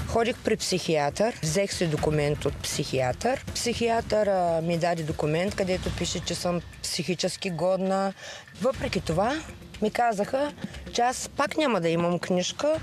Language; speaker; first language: Bulgarian; native; Bulgarian